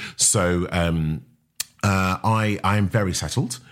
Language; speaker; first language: English; native; English